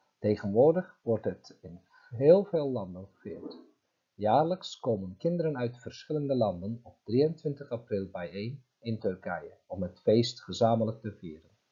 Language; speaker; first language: Dutch; non-native, fluent; Turkish